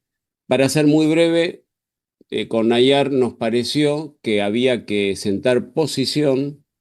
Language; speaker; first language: Spanish; native; Spanish